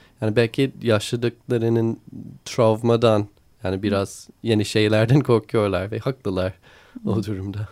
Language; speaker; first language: Turkish; non-native, learner; English